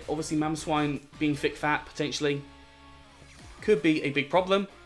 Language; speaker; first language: English; native; English